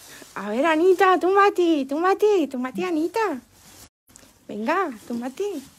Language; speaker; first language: Spanish; native; Spanish